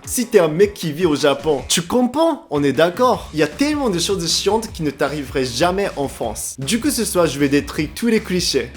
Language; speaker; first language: French; non-native, fluent; Japanese